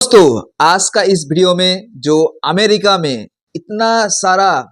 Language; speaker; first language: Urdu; non-native, local second language; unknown